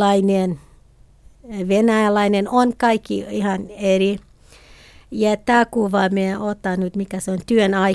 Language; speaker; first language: Finnish; non-native, learner; Kurdish